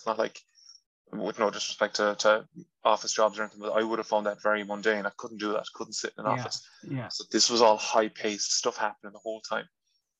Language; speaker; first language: English; non-native, local second language; Irish